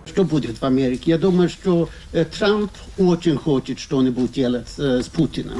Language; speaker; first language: Russian; non-native, fluent; Swedish